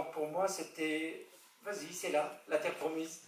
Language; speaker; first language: French; non-native, fluent; Arabic